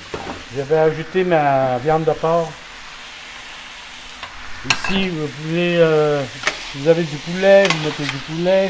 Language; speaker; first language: French; non-native, fluent; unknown